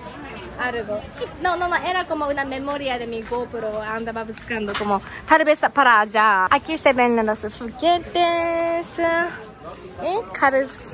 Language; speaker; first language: Spanish; non-native, learner; Japanese